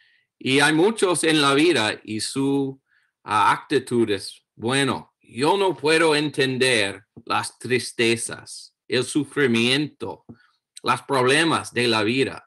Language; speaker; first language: Spanish; non-native, learner; English